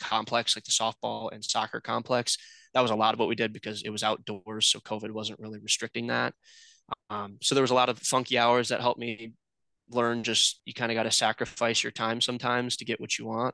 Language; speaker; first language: English; native; English